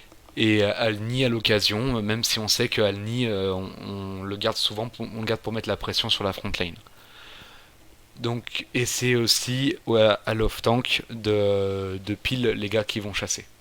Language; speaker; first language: French; native; French